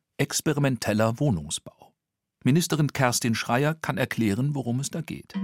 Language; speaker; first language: German; native; German